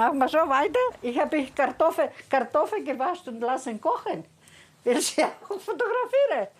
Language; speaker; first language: German; non-native, learner; Greek